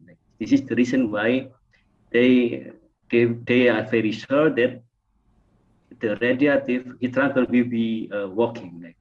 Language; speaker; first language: English; non-native, fluent; Indonesian